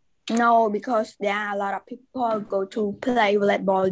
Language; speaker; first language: English; non-native, learner; Khmer